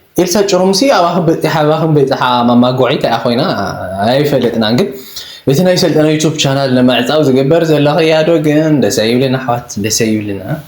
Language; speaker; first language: Tigrinya; native; Tigrinya